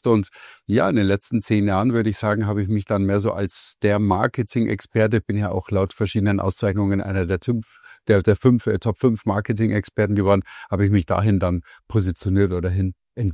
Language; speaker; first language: German; native; German